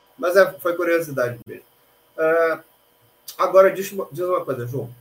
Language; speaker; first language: Portuguese; native; Portuguese